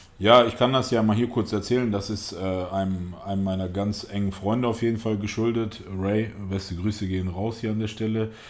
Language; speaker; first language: German; early bilingual, other home language; Russian